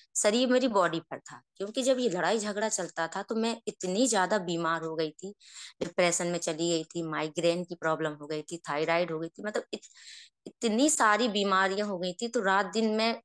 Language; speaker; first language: Hindi; native; Hindi